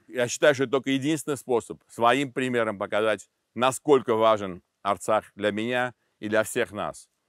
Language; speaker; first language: Russian; non-native, local second language; Armenian